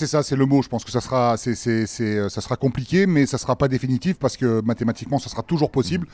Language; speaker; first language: French; native; French